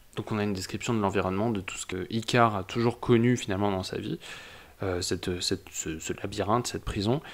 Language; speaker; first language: French; native; French